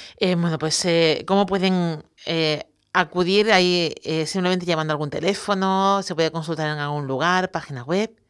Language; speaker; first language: Spanish; native; Spanish